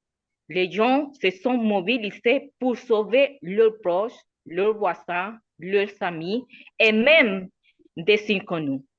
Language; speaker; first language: French; non-native, learner; Spanish